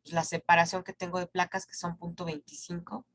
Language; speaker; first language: Spanish; native; Spanish